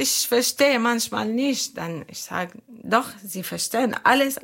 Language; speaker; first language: German; non-native, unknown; Arabic